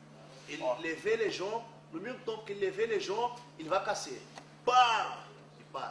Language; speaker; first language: French; non-native, learner; Portuguese